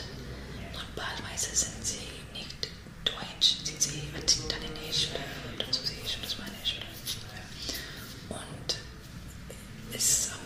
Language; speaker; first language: German; non-native, learner; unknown